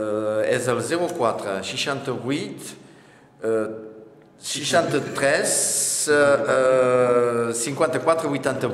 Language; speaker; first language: Catalan; non-native, local second language; French